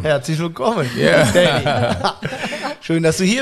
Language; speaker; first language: German; native; German